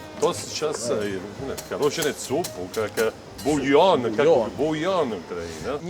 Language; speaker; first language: Russian; non-native, learner; Italian